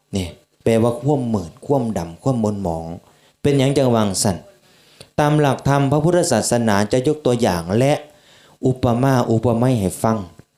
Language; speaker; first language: Thai; native; Thai